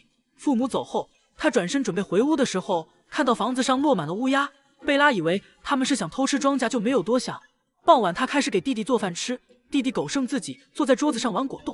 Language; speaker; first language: Chinese; native; Chinese